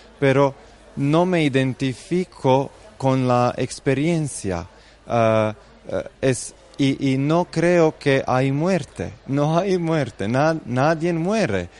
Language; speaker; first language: Spanish; non-native, fluent; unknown